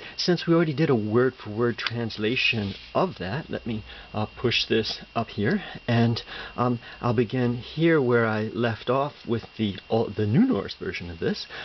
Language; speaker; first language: English; native; English